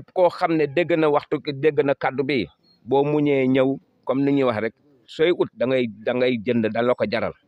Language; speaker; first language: Wolof; non-native, local second language; Jola-Fonyi